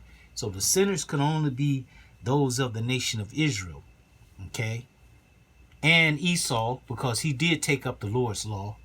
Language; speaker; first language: English; native; English